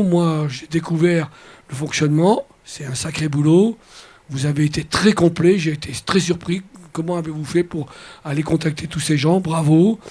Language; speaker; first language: French; native; French